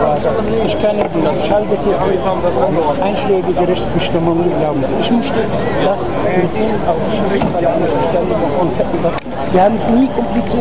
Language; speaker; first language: German; non-native, fluent; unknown